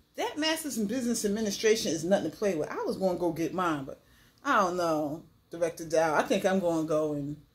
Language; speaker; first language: English; native; English